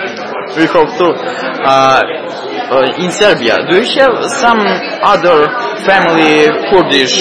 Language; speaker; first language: English; non-native, learner; Serbian